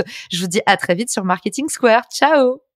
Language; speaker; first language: French; native; French